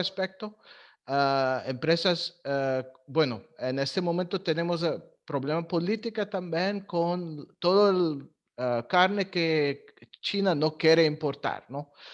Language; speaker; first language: Spanish; non-native, fluent; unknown